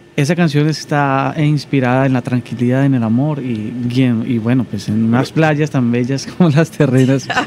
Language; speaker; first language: Spanish; native; Spanish